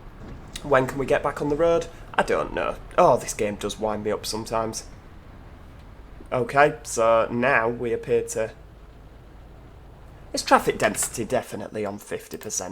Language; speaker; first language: English; native; English